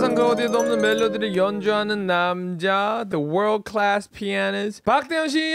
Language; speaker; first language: Korean; native; Korean